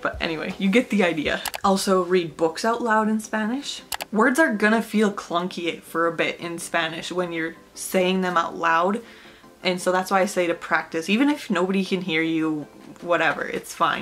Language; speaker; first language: English; native; English